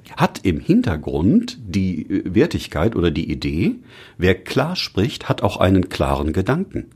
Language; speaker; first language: German; native; German